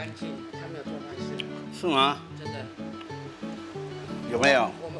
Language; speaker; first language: Chinese; non-native, learner; Spanish